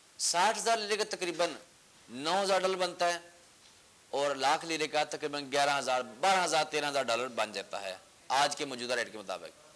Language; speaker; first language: Urdu; non-native, local second language; Punjabi